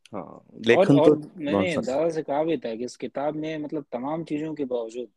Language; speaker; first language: Hindi; native; Hindi